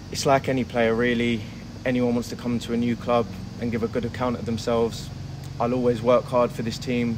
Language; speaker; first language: English; native; English